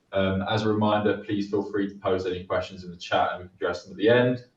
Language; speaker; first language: English; native; English